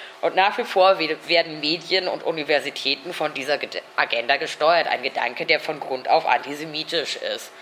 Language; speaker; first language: German; native; German